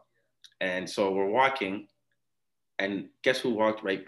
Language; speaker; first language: English; non-native, fluent; Akan